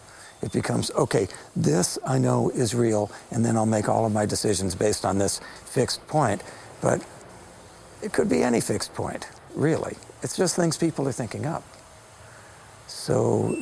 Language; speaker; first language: English; native; English